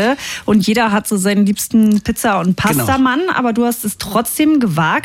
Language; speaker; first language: German; native; German